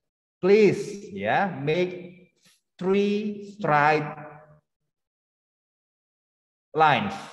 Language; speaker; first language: English; non-native, fluent; Indonesian